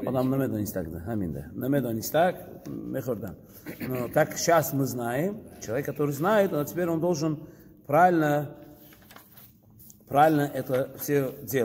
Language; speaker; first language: Russian; early bilingual, heritage; Russian